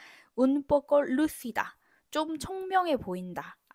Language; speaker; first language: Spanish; non-native, fluent; Korean